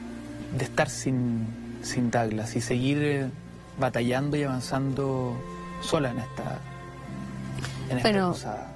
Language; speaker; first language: Spanish; native; Spanish